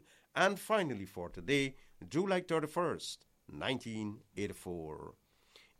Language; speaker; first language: English; native; English